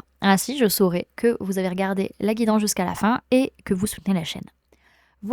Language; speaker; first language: French; native; French